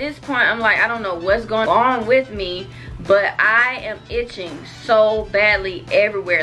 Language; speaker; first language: English; native; English